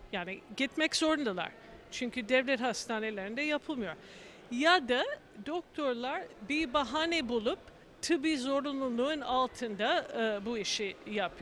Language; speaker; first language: Turkish; non-native, fluent; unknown